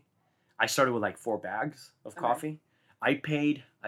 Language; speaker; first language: English; non-native, fluent; Spanish